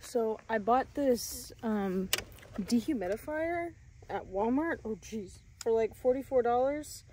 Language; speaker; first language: English; native; English